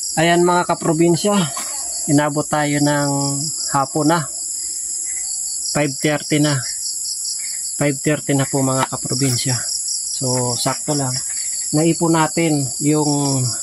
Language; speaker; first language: Filipino; non-native, local second language; Bikol